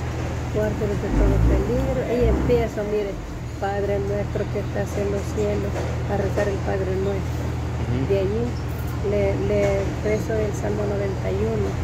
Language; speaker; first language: Spanish; native; Spanish